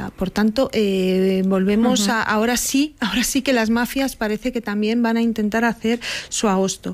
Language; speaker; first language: Spanish; native; Spanish